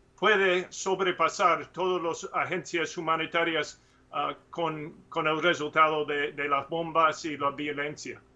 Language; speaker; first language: Spanish; non-native, learner; English